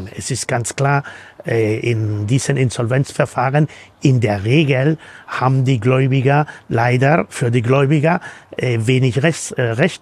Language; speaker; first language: German; non-native, fluent; Spanish